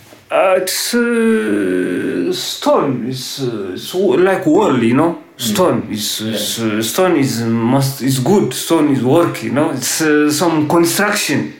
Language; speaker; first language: English; non-native, learner; Tigrinya